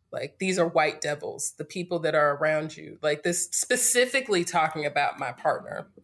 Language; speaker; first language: English; native; English